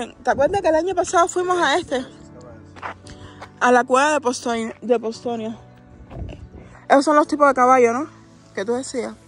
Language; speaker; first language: Spanish; native; Spanish